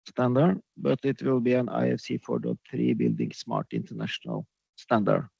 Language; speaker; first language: English; non-native, fluent; Norwegian